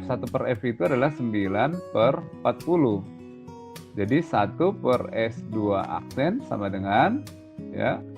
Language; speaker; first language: Indonesian; native; Indonesian